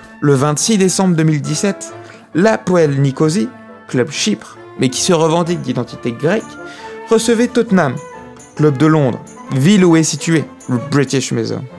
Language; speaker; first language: French; native; French